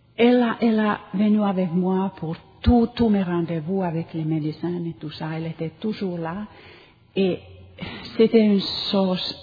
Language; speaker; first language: French; non-native, learner; Finnish